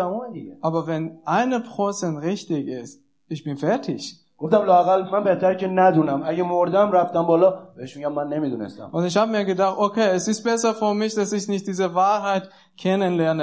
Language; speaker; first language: German; non-native, learner; Persian